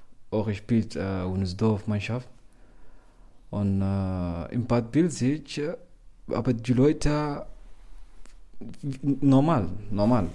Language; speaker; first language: German; non-native, learner; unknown